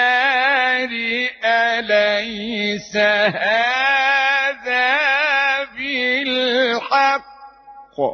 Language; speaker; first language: Arabic; native; Arabic